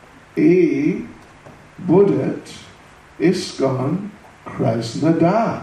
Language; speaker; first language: Russian; non-native, learner; English